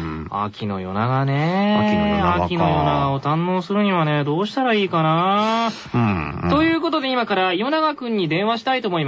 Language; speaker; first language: Japanese; native; Japanese